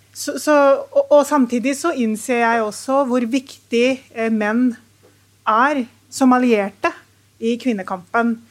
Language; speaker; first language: Norwegian; early bilingual, other home language; Urdu